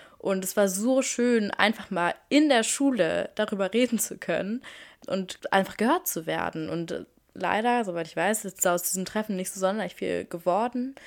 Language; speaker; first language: German; native; German